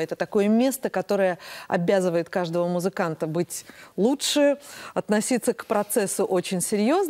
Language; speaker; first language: Russian; native; Russian